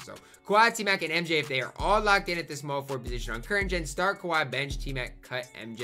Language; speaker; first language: English; native; English